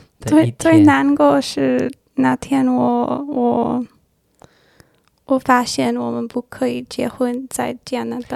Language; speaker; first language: Chinese; non-native, learner; English